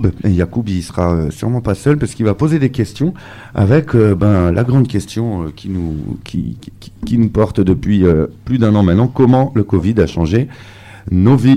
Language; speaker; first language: French; native; French